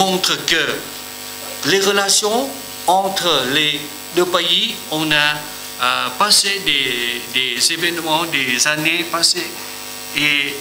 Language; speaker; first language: French; non-native, learner; Vietnamese